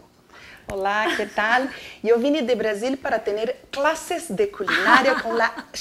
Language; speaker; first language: Spanish; non-native, learner; Portuguese